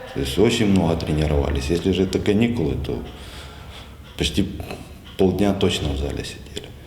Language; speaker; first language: Russian; native; Russian